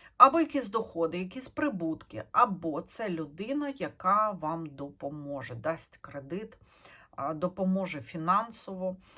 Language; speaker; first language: Ukrainian; non-native, local second language; Russian